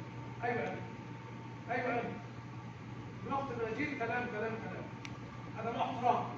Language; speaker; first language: Arabic; non-native, learner; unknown